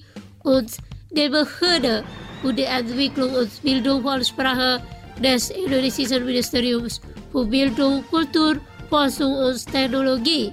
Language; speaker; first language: German; non-native, fluent; Indonesian